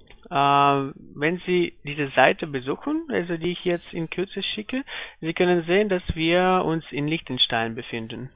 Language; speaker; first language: German; non-native, fluent; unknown